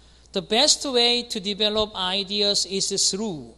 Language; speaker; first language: English; non-native, fluent; Korean